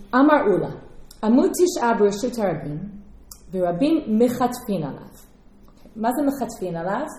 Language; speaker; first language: Hebrew; non-native, fluent; English